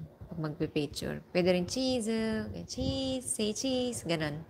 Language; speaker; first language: English; non-native, local second language; Filipino